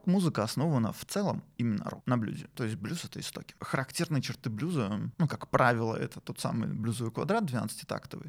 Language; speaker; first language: Russian; native; Russian